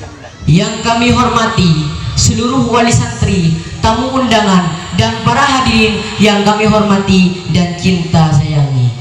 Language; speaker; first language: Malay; non-native, local second language; Madurese